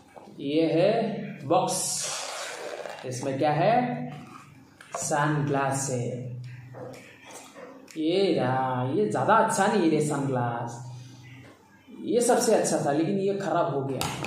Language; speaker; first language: Hindi; non-native, local second language; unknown